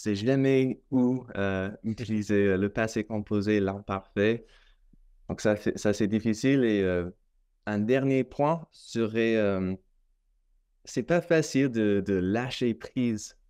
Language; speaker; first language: French; non-native, fluent; English